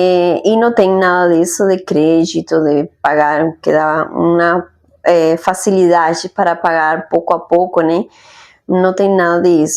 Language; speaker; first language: Portuguese; non-native, fluent; Spanish